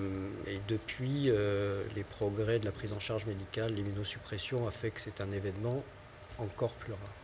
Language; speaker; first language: French; native; French